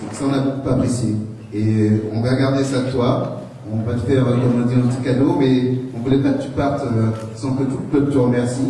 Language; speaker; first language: French; native; French